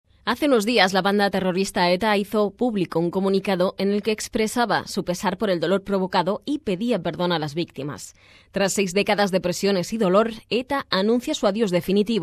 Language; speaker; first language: Spanish; native; Spanish